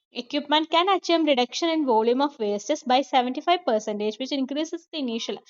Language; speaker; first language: English; non-native, local second language; Malayalam